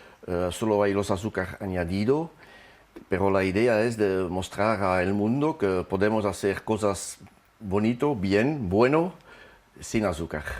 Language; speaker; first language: Spanish; non-native, fluent; French